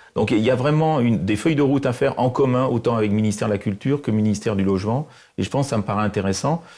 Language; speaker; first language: French; native; French